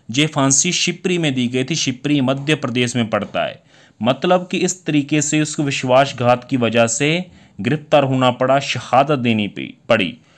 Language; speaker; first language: Hindi; non-native, local second language; Punjabi